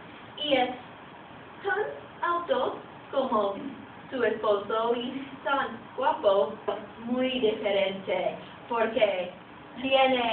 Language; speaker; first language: Spanish; non-native, learner; English